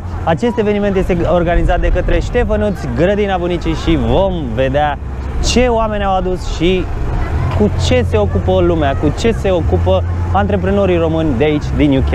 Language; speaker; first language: Romanian; native; Romanian